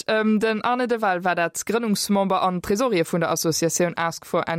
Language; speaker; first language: German; non-native, local second language; Luxembourgish